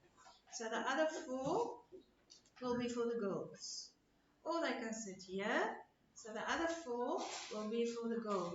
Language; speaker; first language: English; non-native, local second language; Afrikaans